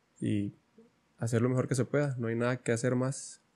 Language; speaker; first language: Spanish; native; Spanish